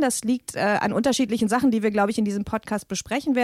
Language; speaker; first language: German; native; German